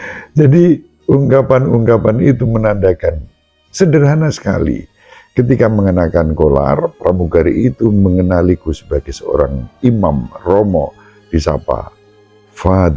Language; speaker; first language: Indonesian; native; Indonesian